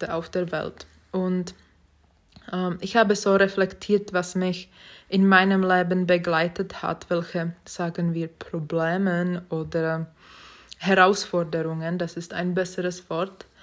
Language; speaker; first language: German; non-native, fluent; Czech